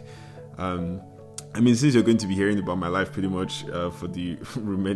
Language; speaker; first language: English; non-native, local second language; Yoruba